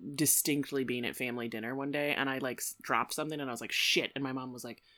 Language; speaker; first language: English; native; English